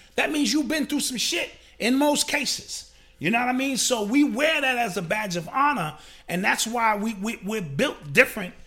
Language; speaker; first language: English; native; English